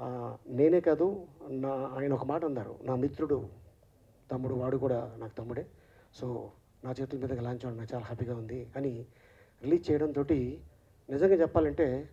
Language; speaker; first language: Telugu; native; Telugu